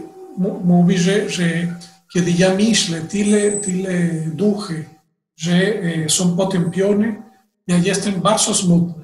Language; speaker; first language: Polish; non-native, learner; Spanish